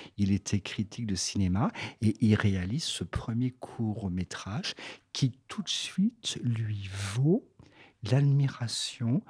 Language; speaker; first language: French; native; French